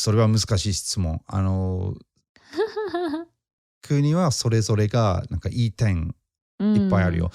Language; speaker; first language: Japanese; non-native, fluent; English